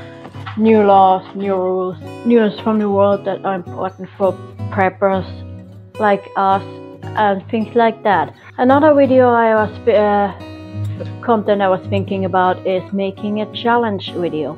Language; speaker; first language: English; non-native, fluent; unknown